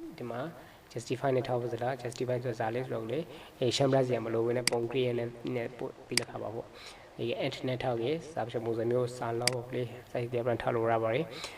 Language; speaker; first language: Burmese; native; Burmese